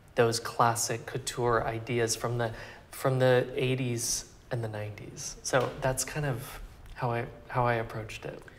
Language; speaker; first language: English; native; English